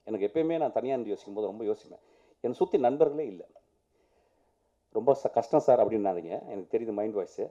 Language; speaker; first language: Tamil; native; Tamil